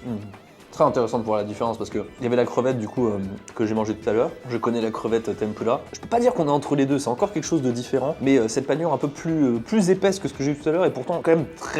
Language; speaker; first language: French; native; French